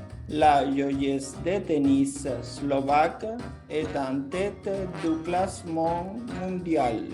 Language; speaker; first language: French; non-native, fluent; Portuguese